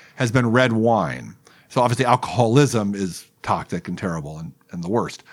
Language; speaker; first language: English; native; English